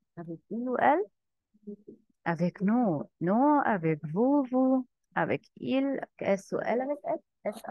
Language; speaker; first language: French; non-native, fluent; Arabic